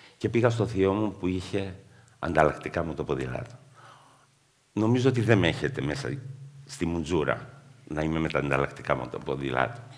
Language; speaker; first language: Greek; native; Greek